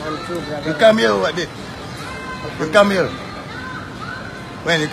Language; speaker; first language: English; non-native, local second language; Malay